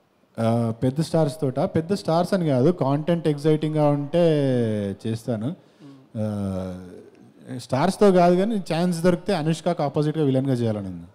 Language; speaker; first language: Telugu; native; Telugu